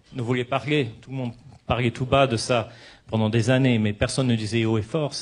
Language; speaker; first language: French; non-native, local second language; Arabic